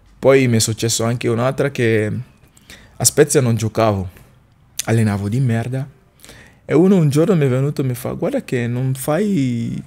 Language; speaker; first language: Italian; non-native, fluent; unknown